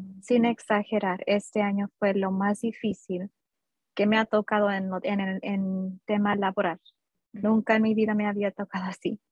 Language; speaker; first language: Spanish; early bilingual, heritage; Spanish